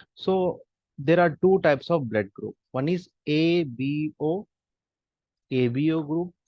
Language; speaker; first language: English; non-native, local second language; Hindi